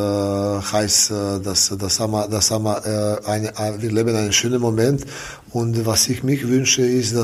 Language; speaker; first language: German; non-native, learner; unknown